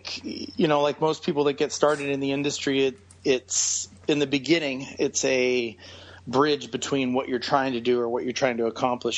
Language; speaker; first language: English; native; English